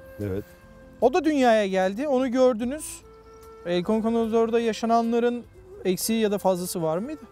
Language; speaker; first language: Turkish; native; Turkish